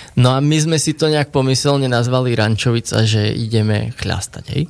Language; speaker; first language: Slovak; native; Slovak